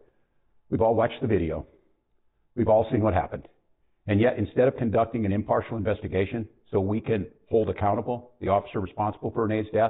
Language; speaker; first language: English; native; English